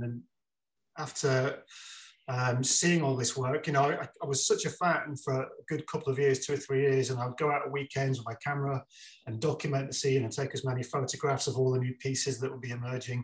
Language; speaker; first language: English; native; English